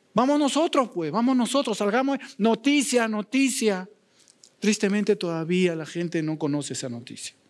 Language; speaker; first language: Spanish; native; Spanish